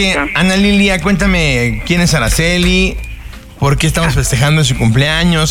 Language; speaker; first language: Spanish; native; Spanish